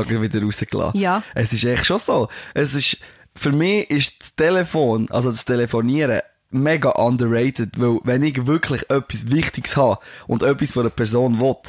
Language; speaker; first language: German; native; German